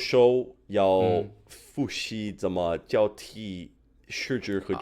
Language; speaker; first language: Chinese; non-native, fluent; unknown